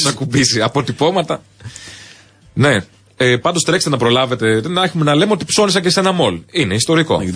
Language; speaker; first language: Greek; native; Greek